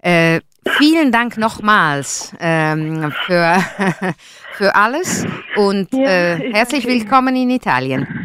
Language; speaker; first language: German; non-native, learner; Italian